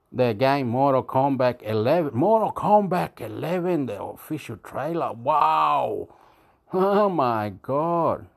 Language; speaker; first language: English; non-native, fluent; Spanish